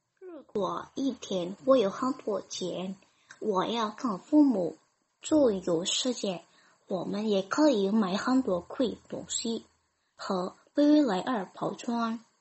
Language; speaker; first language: Chinese; non-native, learner; Indonesian